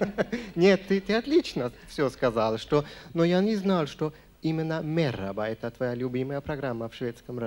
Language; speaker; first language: Russian; non-native, fluent; Swedish